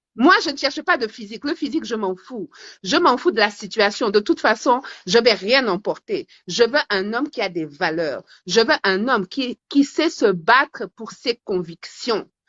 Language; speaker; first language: French; non-native, local second language; Wolof